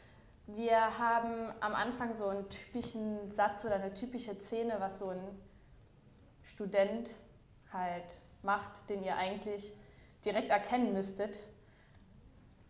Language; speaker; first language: German; native; German